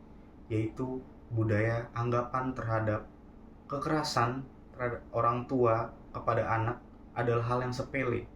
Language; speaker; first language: Indonesian; native; Indonesian